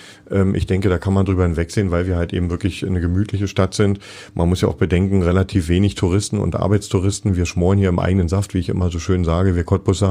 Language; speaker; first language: German; native; German